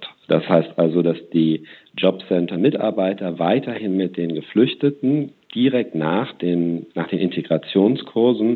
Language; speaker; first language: German; native; German